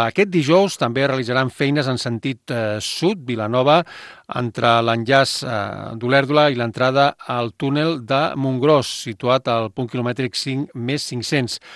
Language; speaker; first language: Catalan; native; Catalan